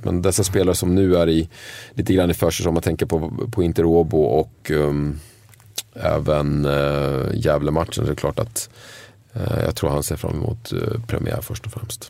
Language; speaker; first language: Swedish; native; Swedish